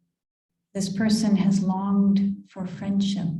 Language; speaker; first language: English; native; English